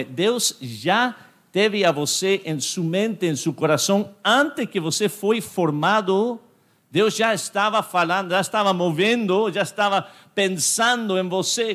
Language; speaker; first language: Portuguese; non-native, fluent; English